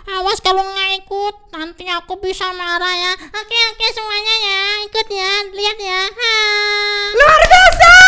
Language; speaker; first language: Indonesian; native; Indonesian